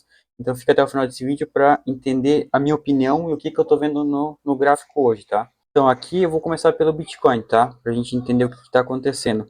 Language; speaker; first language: Portuguese; native; Portuguese